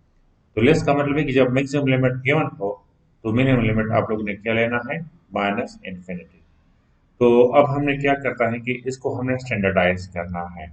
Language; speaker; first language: Hindi; non-native, local second language; Punjabi